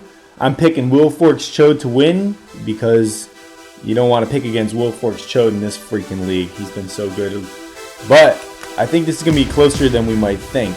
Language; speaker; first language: English; native; English